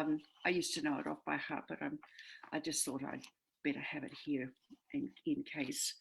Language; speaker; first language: English; native; English